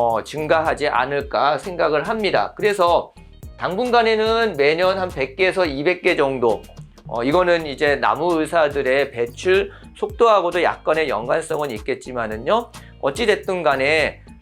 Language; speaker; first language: Korean; native; Korean